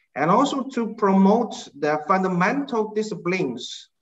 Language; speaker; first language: English; non-native, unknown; Chinese